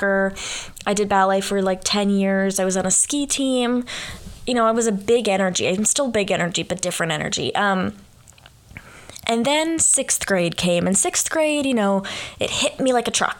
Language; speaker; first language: English; native; English